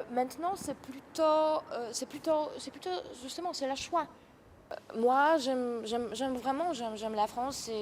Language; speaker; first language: French; non-native, fluent; Polish